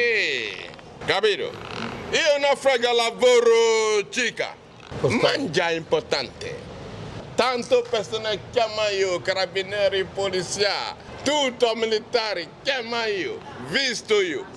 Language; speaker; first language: Italian; non-native, learner; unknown